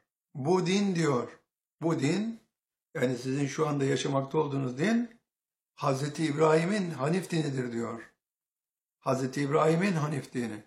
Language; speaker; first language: Turkish; native; Turkish